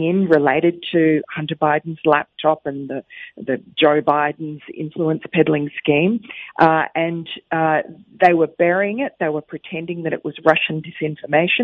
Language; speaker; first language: English; native; English